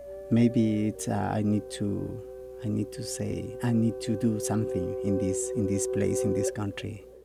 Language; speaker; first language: English; non-native, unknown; Spanish